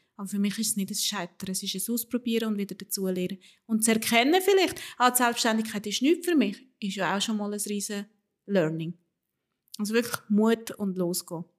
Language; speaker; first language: German; early bilingual, other home language; Spanish